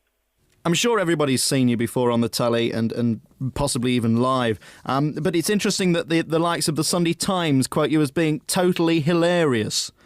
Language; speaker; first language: English; native; English